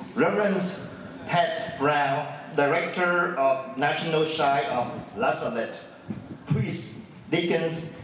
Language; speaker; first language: English; non-native, fluent; Vietnamese